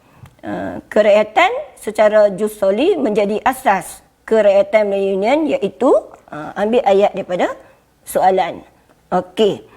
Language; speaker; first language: Malay; native; Malay